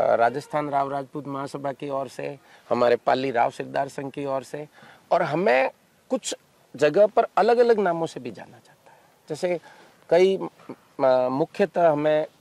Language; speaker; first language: Hindi; native; Hindi